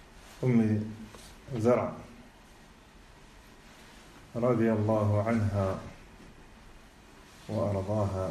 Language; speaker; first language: Arabic; non-native, fluent; French